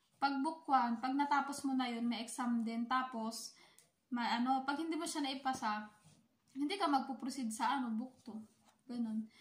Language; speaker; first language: Filipino; native; Filipino